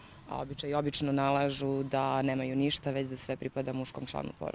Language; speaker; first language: Serbian; native; Serbian